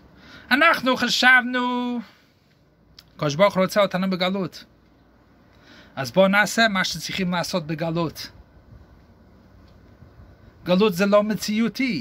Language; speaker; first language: Hebrew; non-native, fluent; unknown